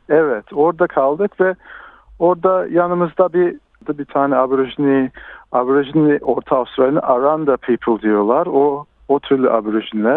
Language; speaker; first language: Turkish; early bilingual, heritage; Turkish